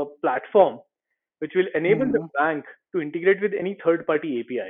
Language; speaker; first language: English; non-native, local second language; Marathi